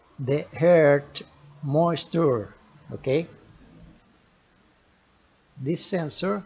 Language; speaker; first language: English; non-native, learner; Portuguese